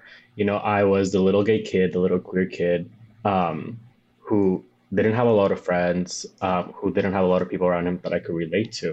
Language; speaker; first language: English; non-native, fluent; Spanish